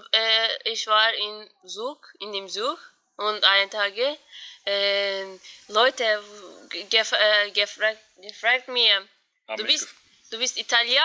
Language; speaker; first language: German; non-native, learner; Turkish